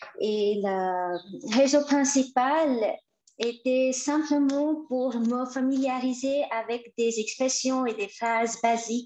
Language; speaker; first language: French; non-native, fluent; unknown